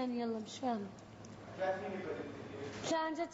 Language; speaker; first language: Arabic; native; Arabic